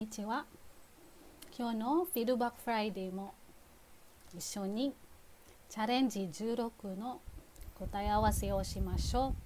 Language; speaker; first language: Japanese; non-native, fluent; Filipino